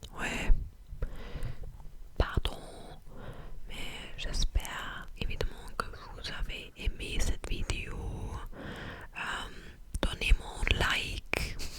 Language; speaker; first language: French; non-native, learner; English